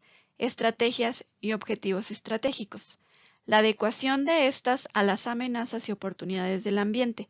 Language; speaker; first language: Spanish; native; Spanish